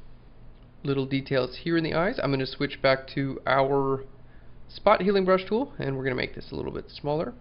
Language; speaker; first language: English; native; English